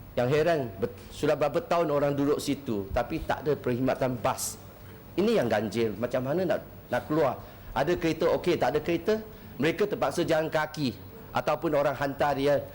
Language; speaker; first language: Malay; non-native, local second language; Chinese